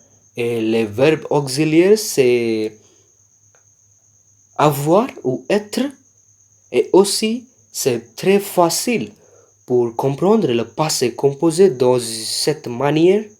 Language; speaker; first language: French; non-native, learner; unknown